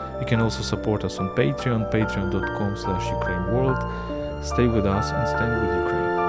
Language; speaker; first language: English; non-native, fluent; Ukrainian